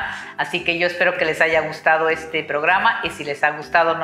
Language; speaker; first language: Spanish; native; Spanish